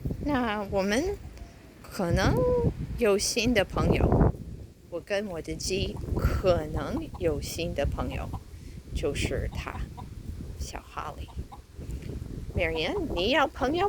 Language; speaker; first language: Chinese; non-native, fluent; English